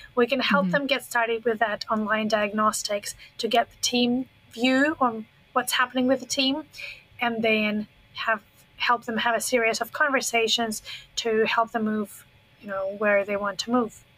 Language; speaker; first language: English; non-native, fluent; Russian